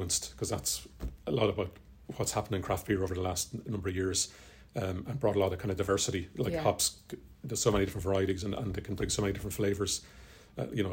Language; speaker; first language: English; native; English